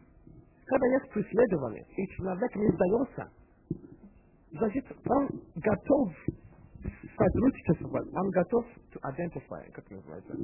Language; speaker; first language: Russian; non-native, fluent; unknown